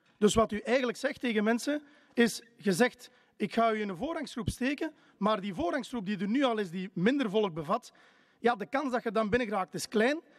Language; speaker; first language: Dutch; native; Dutch